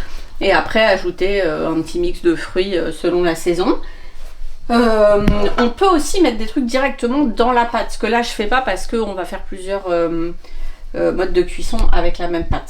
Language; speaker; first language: French; native; French